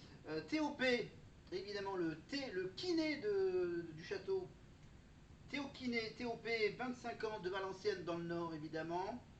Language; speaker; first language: French; native; French